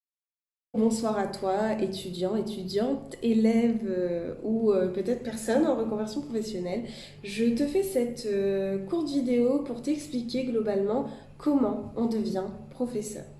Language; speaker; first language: French; native; French